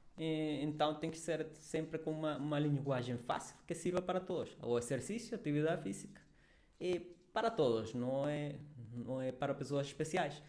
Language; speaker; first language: Portuguese; non-native, fluent; Spanish